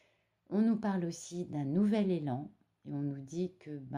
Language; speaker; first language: French; native; French